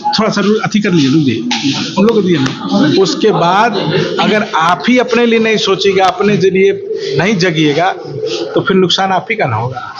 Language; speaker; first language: Hindi; native; Hindi